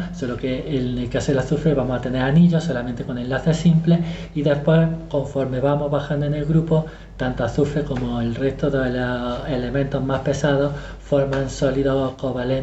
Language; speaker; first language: Spanish; native; Spanish